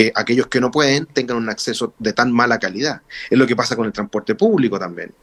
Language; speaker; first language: Spanish; native; Spanish